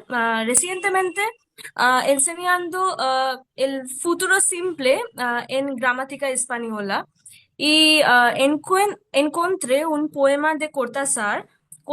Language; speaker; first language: Spanish; non-native, fluent; Bangla